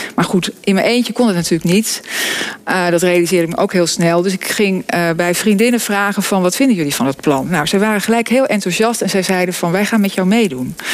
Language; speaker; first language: Dutch; native; Dutch